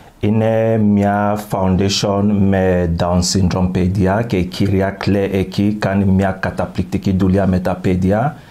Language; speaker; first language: Greek; non-native, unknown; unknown